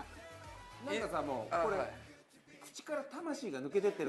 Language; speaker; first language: Japanese; native; Japanese